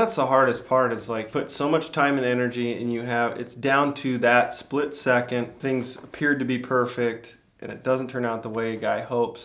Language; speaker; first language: English; native; English